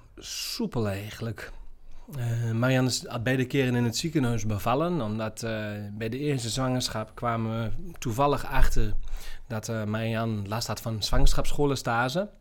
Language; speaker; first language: Dutch; native; Dutch